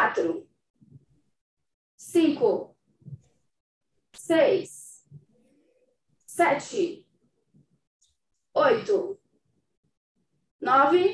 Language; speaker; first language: Portuguese; native; Portuguese